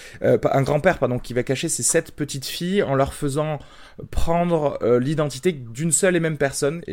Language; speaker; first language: French; native; French